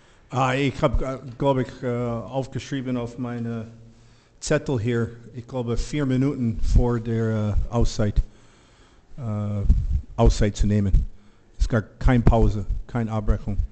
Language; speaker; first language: German; non-native, learner; English